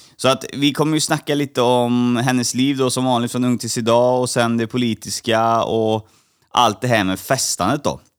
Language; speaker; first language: Swedish; native; Swedish